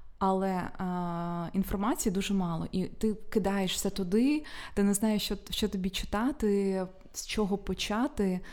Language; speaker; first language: Ukrainian; native; Ukrainian